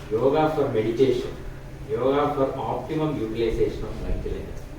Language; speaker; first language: English; non-native, local second language; Malayalam